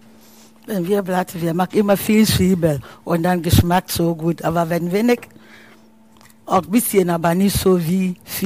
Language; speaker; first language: German; non-native, learner; Akan